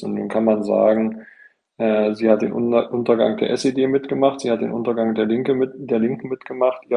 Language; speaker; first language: German; native; German